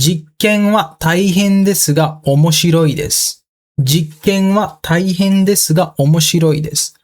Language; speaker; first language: Japanese; non-native, fluent; Sinhala